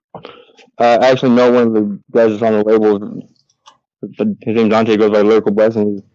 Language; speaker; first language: English; native; English